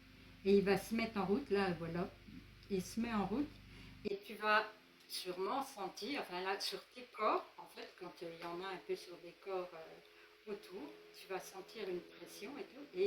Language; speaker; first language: French; native; French